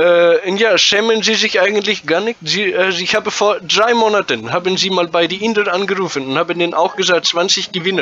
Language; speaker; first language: German; native; German